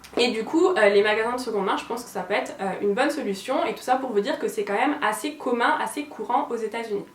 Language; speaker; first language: French; native; French